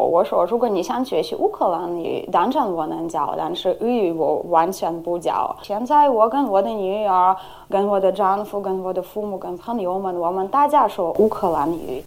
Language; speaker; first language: Chinese; non-native, learner; Ukrainian